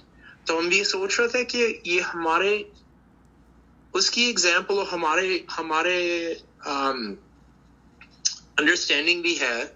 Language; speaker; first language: Hindi; early bilingual, heritage; Hindi